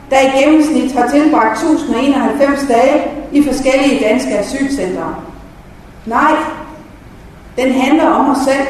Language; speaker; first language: Danish; native; Danish